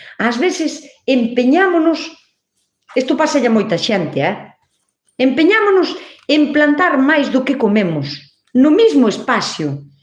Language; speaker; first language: Galician; native; Galician